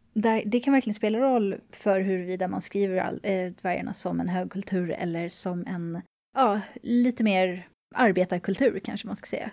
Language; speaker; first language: Swedish; native; Swedish